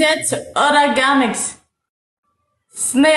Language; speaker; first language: German; non-native, learner; Indonesian